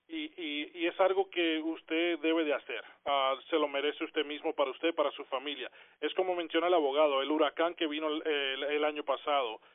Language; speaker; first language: Spanish; early bilingual, other home language; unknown